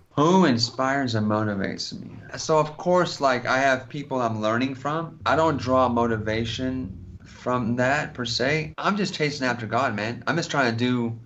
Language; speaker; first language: English; native; English